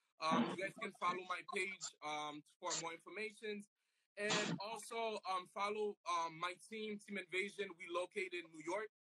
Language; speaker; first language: English; non-native, fluent; Haitian Creole